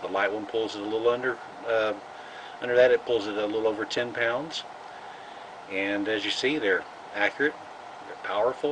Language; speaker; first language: English; native; English